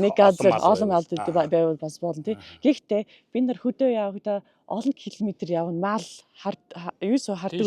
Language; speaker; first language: Mongolian; non-native, learner; English